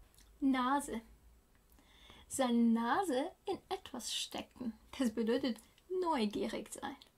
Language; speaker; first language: German; non-native, fluent; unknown